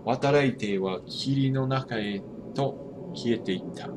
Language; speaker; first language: Japanese; non-native, learner; English